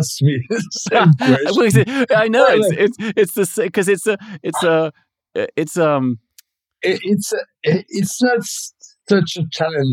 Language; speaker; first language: English; non-native, fluent; French